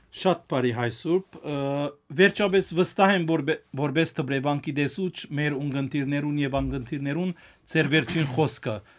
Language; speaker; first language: Armenian; native; Armenian